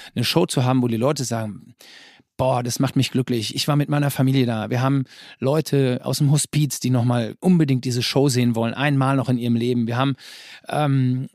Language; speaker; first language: German; native; German